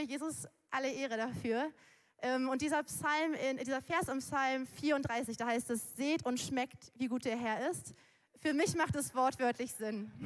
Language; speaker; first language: German; native; German